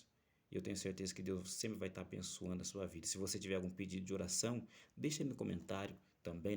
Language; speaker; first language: Portuguese; native; Portuguese